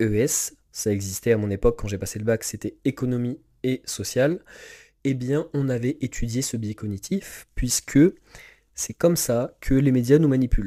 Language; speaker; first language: French; native; French